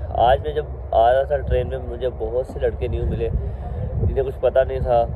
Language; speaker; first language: Urdu; non-native, local second language; Punjabi